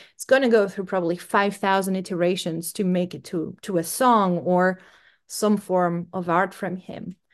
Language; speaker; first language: English; non-native, fluent; Greek